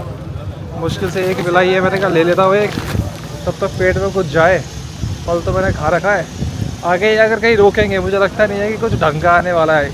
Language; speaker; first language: Hindi; native; Hindi